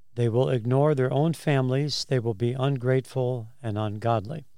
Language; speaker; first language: English; native; English